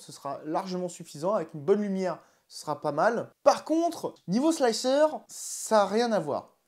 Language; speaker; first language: French; native; French